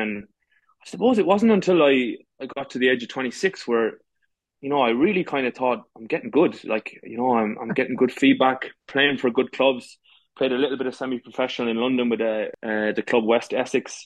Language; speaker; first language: English; native; English